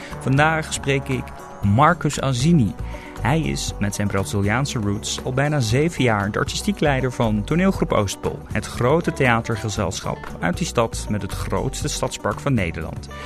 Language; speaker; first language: Dutch; native; Dutch